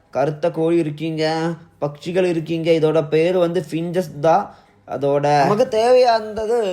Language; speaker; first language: Tamil; non-native, local second language; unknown